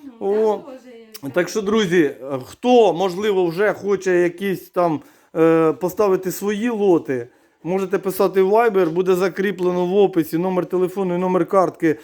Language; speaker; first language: Ukrainian; native; Ukrainian